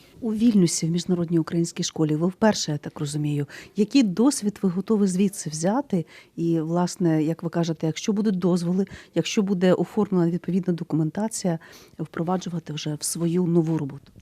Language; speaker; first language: Ukrainian; native; Ukrainian